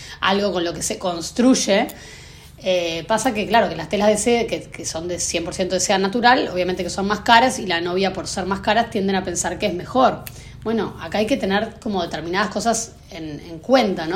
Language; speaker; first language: Spanish; native; Spanish